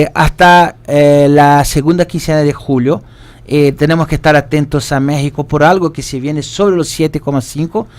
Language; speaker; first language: Spanish; non-native, fluent; Portuguese